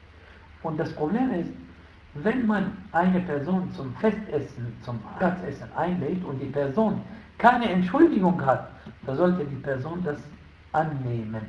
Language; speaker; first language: German; non-native, fluent; Arabic